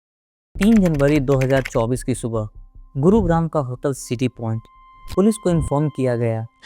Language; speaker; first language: Hindi; native; Hindi